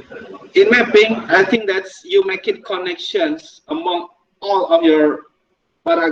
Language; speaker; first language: English; non-native, learner; Indonesian